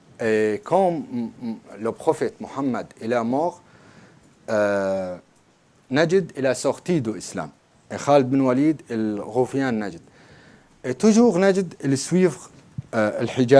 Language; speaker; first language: French; non-native, learner; Arabic